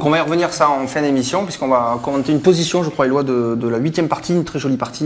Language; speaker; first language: French; native; French